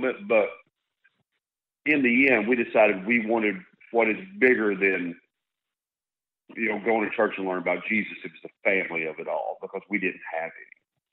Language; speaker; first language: English; native; English